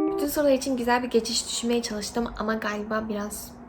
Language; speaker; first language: Turkish; early bilingual, other home language; Korean